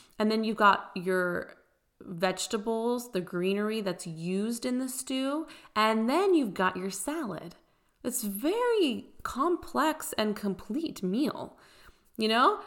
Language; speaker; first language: English; early bilingual, other home language; Persian